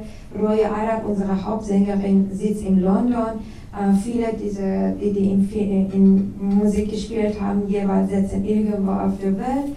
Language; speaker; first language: German; non-native, learner; Persian